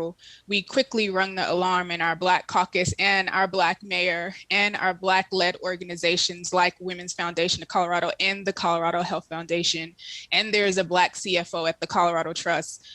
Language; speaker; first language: English; native; English